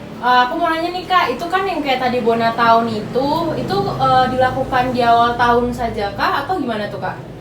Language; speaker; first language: Indonesian; native; Indonesian